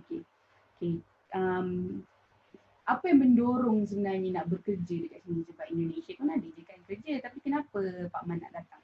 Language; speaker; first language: Malay; native; Malay